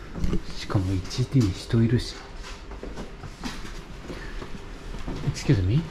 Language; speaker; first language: Japanese; native; Japanese